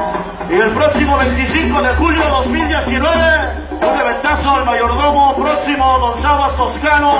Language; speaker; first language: Spanish; native; Spanish